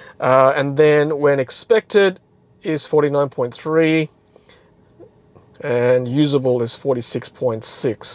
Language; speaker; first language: English; native; English